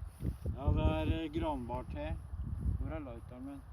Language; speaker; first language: Norwegian; native; Norwegian